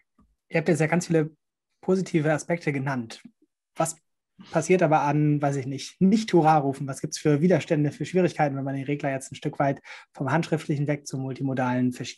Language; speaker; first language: German; native; German